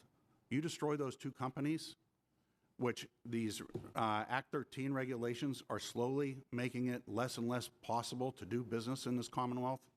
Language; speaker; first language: English; native; English